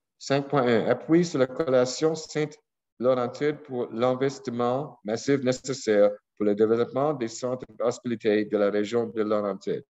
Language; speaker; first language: French; non-native, local second language; English